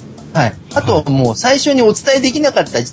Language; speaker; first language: Japanese; native; Japanese